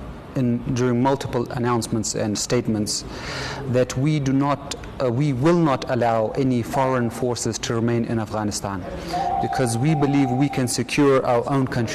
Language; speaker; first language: English; non-native, fluent; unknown